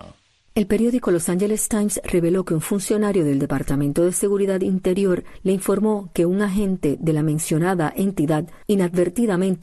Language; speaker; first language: Spanish; native; Spanish